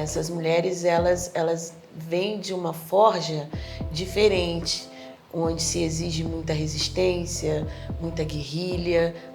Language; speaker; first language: Portuguese; native; Portuguese